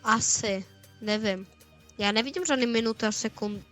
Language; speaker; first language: Czech; early bilingual, other home language; Russian